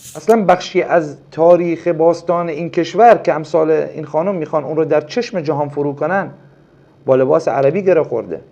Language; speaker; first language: Persian; non-native, local second language; Arabic